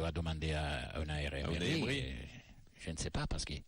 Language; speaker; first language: French; non-native, learner; Italian